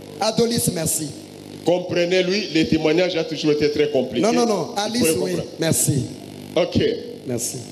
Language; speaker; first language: French; non-native, local second language; Lingala